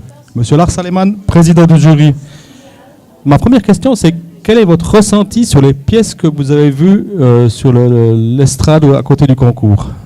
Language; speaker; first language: French; native; French